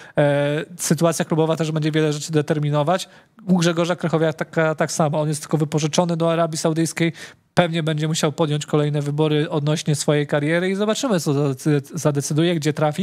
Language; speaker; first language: Polish; native; Polish